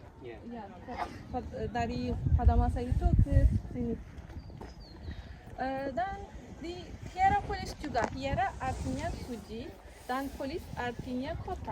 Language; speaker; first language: Indonesian; non-native, learner; Turkish